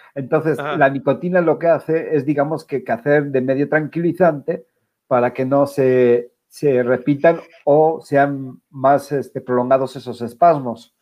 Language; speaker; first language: Spanish; native; Spanish